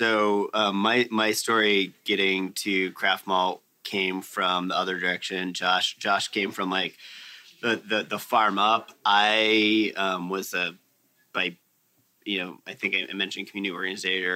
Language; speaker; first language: English; native; English